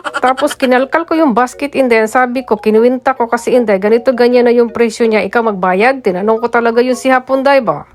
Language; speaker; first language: Filipino; non-native, local second language; Cebuano